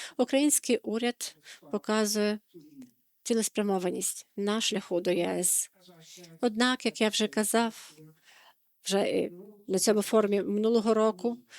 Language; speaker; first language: Ukrainian; non-native, fluent; Dutch